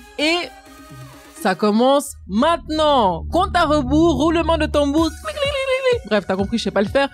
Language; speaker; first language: French; native; French